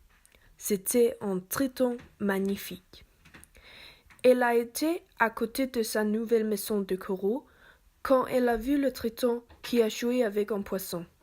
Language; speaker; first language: French; non-native, learner; English